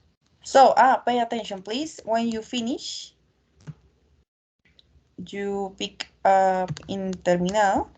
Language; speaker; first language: English; non-native, learner; Spanish